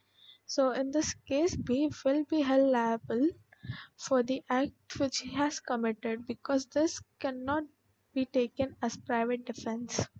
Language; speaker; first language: English; non-native, local second language; Hindi